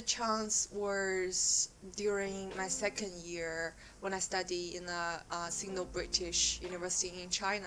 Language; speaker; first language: English; non-native, fluent; Chinese